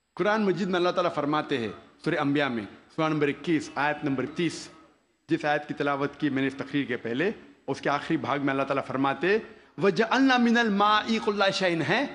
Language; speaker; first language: Hindi; non-native, local second language; Konkani